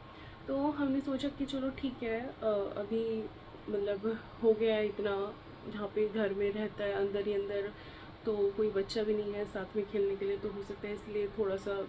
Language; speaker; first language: Hindi; native; Hindi